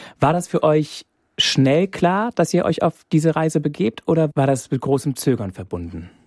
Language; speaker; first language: German; native; German